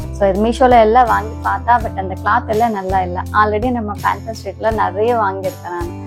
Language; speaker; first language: Tamil; non-native, local second language; Telugu